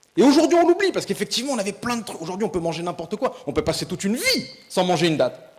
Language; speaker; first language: French; early bilingual, other home language; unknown